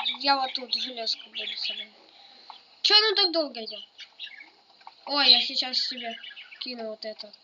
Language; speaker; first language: Russian; native; Russian